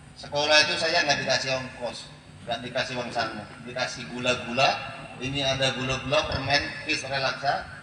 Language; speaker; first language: Indonesian; native; Indonesian